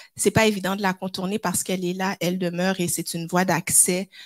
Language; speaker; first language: French; native; French